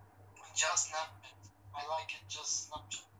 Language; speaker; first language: English; non-native, learner; Romany